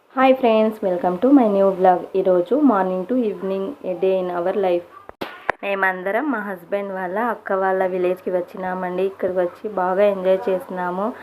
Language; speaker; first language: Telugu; non-native, local second language; Urdu